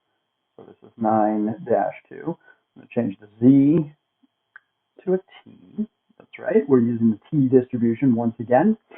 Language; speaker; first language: English; native; English